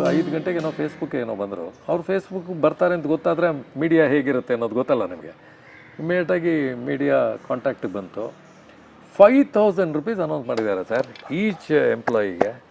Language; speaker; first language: Kannada; native; Kannada